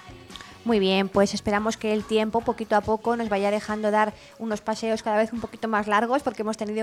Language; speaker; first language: Spanish; native; Spanish